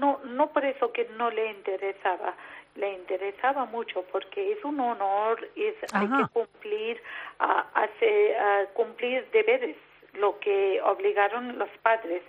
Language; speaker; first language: Spanish; non-native, learner; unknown